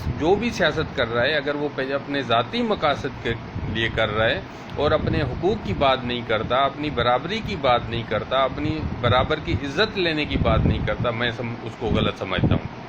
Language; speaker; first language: Urdu; non-native, local second language; Sindhi